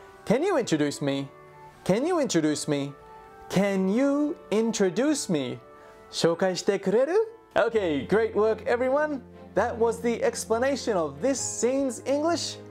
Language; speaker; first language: English; native; English